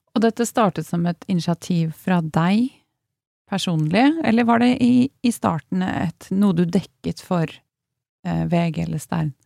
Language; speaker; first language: Norwegian; native; Norwegian